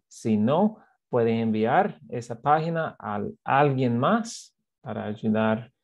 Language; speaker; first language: Spanish; non-native, fluent; English